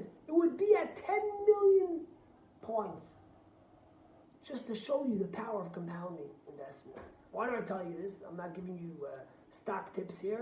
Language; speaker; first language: English; native; English